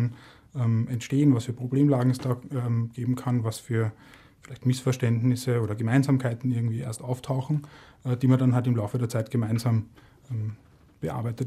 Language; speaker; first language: German; native; German